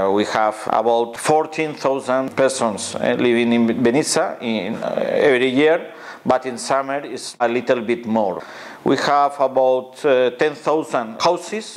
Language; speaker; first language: English; non-native, fluent; Spanish